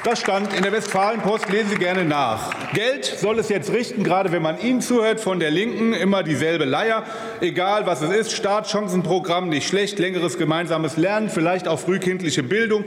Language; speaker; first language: German; native; German